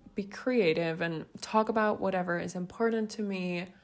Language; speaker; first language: English; non-native, fluent; Swiss German